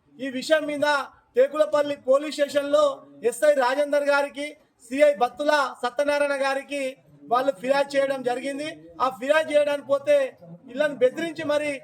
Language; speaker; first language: Telugu; non-native, local second language; Lambadi